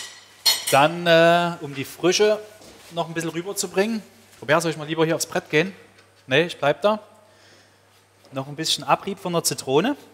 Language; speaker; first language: German; native; German